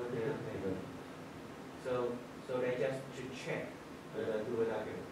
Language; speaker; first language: English; non-native, fluent; Chinese